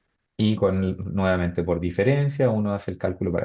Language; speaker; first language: Spanish; native; Spanish